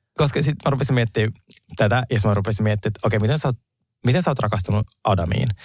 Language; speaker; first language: Finnish; early bilingual, other home language; Russian